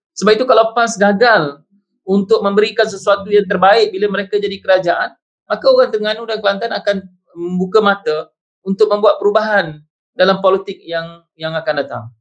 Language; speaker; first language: Malay; native; Malay